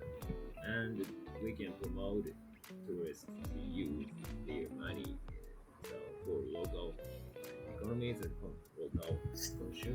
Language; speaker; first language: English; non-native, fluent; Japanese